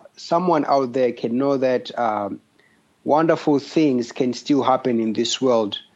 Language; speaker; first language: English; non-native, local second language; Shona